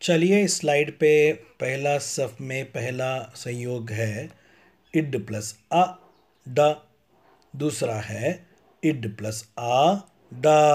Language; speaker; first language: Hindi; non-native, local second language; Tamil